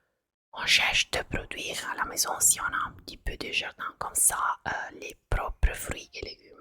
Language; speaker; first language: French; non-native, fluent; Italian